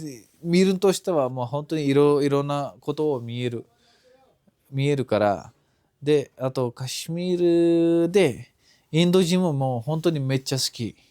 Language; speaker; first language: Japanese; non-native, fluent; Kashmiri